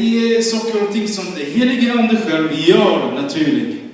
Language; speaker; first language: Swedish; non-native, fluent; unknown